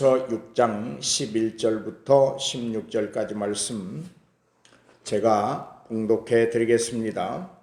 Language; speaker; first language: Korean; native; Korean